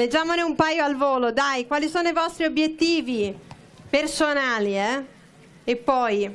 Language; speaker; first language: Italian; native; Italian